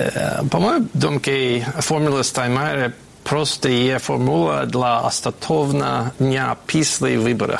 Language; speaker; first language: Ukrainian; non-native, fluent; English